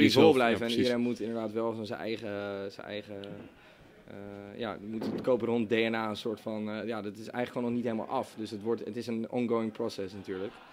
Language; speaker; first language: Dutch; native; Dutch